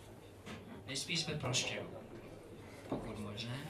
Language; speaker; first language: Czech; non-native, learner; English